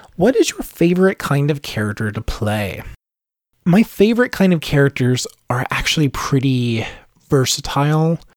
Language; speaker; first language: English; native; English